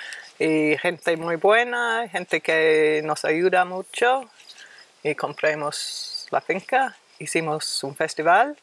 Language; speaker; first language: Spanish; non-native, fluent; English